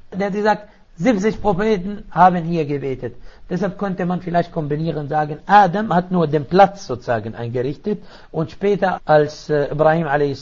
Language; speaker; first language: German; non-native, fluent; Arabic